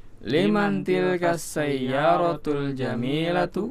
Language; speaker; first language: Arabic; non-native, learner; Indonesian